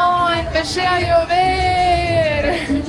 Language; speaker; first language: Spanish; non-native, fluent; Estonian